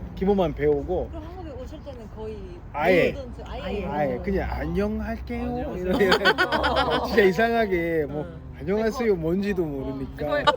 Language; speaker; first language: Korean; non-native, fluent; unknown